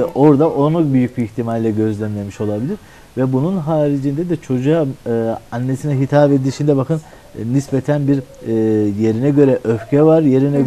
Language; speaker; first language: Turkish; native; Turkish